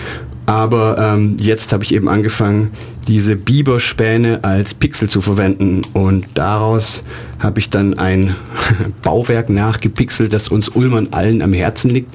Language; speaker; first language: German; native; German